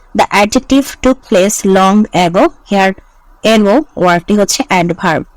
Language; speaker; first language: English; non-native, local second language; Bangla